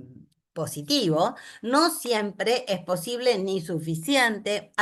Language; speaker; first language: Spanish; native; Spanish